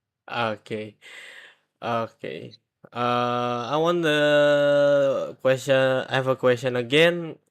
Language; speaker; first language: English; non-native, learner; Indonesian